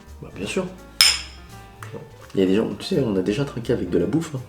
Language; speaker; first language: French; native; French